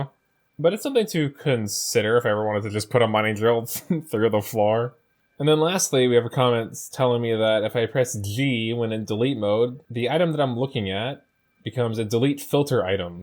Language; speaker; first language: English; native; English